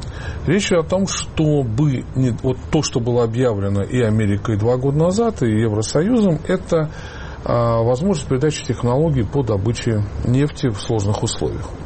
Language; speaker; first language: Russian; native; Russian